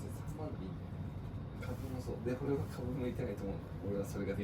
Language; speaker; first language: Japanese; native; Japanese